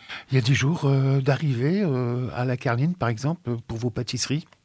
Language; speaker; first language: French; native; French